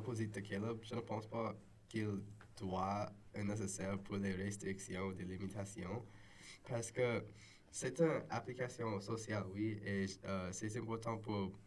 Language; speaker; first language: French; non-native, local second language; English